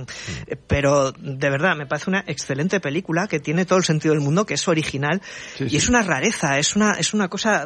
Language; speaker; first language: Spanish; native; Spanish